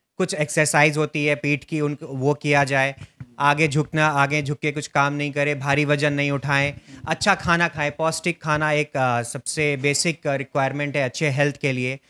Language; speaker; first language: Hindi; native; Hindi